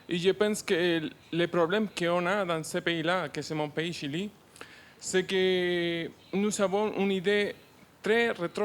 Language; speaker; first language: French; non-native, learner; Spanish